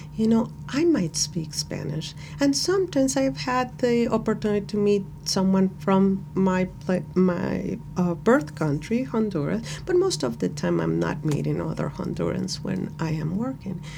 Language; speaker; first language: English; non-native, fluent; Spanish